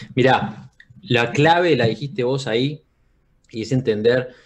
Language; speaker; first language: Spanish; native; Spanish